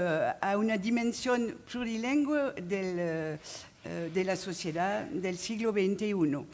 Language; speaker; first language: Spanish; non-native, fluent; French